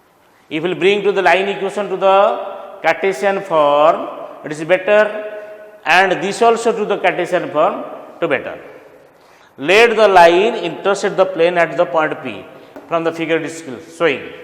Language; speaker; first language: English; non-native, local second language; Odia